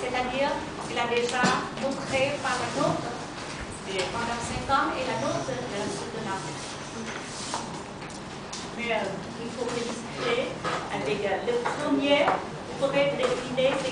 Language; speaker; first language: French; non-native, learner; Vietnamese